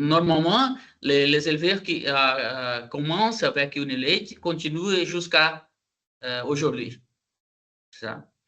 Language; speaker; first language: French; non-native, learner; Portuguese